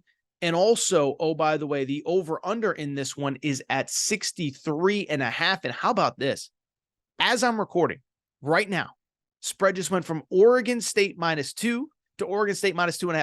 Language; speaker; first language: English; native; English